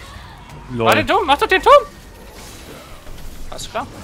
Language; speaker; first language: German; native; German